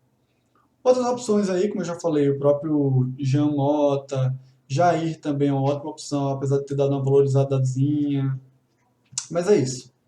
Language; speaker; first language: Portuguese; native; Portuguese